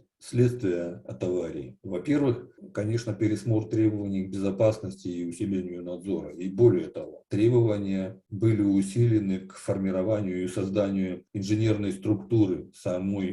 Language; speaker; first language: Russian; native; Russian